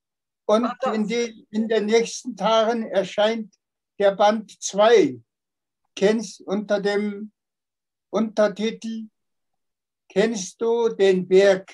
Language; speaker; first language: German; non-native, fluent; Tuvinian